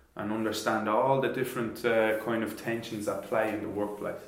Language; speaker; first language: English; native; English